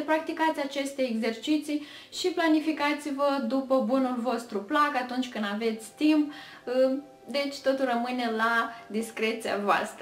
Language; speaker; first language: Romanian; native; Romanian